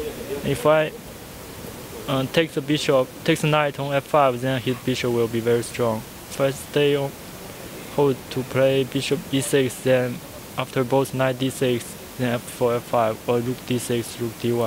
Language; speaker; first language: English; non-native, learner; Chinese